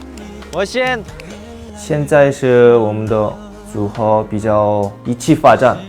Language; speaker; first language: Chinese; non-native, learner; Korean